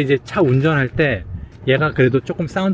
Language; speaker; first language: Korean; native; Korean